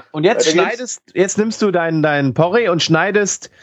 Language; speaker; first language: German; native; German